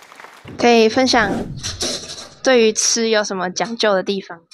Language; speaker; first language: Chinese; native; Chinese